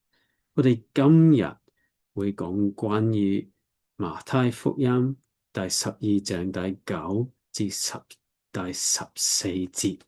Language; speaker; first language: Cantonese; non-native, learner; English